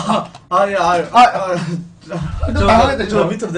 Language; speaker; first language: Korean; native; Korean